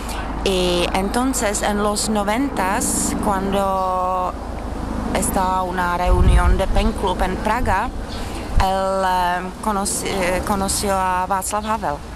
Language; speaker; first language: Spanish; non-native, fluent; Czech